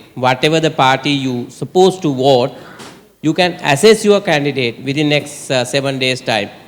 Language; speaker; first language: English; non-native, local second language; Sinhala